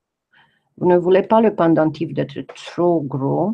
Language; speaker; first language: French; non-native, fluent; English